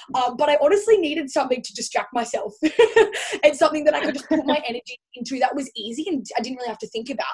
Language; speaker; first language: English; native; English